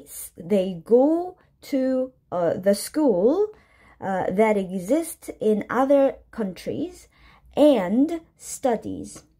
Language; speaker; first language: English; non-native, fluent; Korean